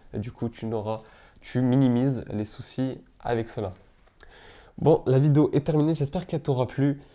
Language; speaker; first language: French; native; French